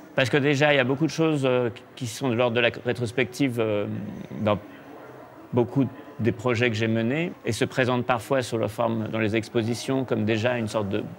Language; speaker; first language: French; native; French